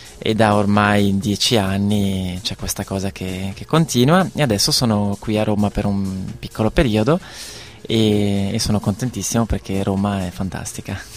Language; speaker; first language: Italian; native; Italian